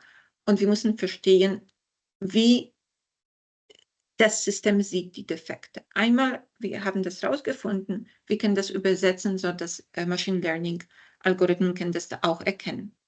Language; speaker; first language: German; non-native, fluent; Polish